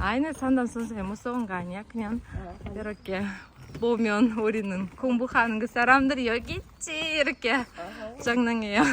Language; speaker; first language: Korean; non-native, learner; Kazakh